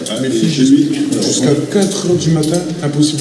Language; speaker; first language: French; native; French